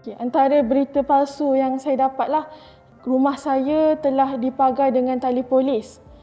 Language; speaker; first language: Malay; native; Malay